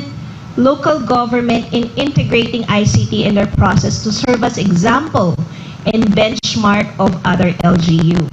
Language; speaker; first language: English; non-native, local second language; Filipino